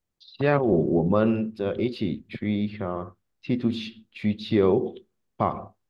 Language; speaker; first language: Chinese; non-native, learner; Vietnamese